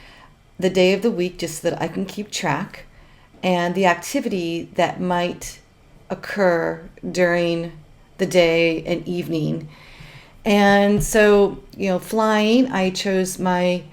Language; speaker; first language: English; native; English